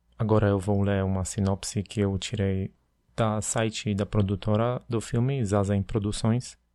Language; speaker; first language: Portuguese; non-native, fluent; Polish